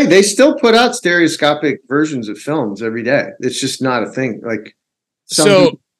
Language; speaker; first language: English; native; English